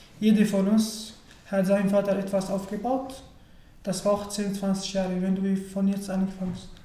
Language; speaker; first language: German; non-native, learner; Arabic